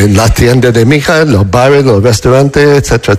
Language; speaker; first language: Spanish; non-native, fluent; English